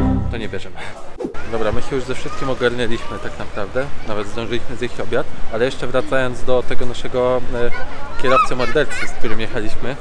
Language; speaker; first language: Polish; native; Polish